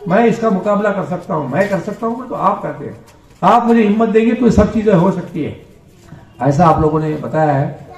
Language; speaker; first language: Hindi; non-native, local second language; Marathi